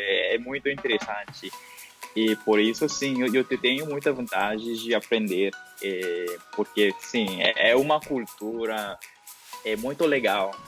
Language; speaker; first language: Portuguese; non-native, learner; Spanish